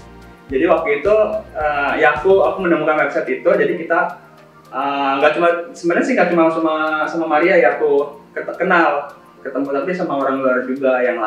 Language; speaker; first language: Indonesian; native; Indonesian